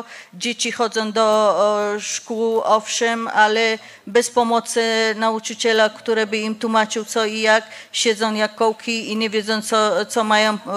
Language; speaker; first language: Polish; non-native, fluent; Persian